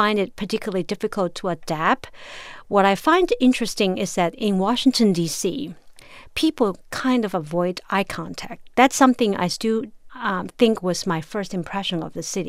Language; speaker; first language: English; non-native, fluent; Chinese